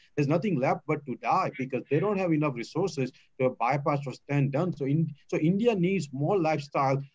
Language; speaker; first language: English; non-native, local second language; Gujarati